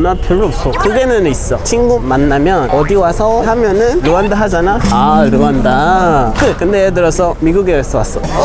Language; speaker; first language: Korean; non-native, fluent; Kinyarwanda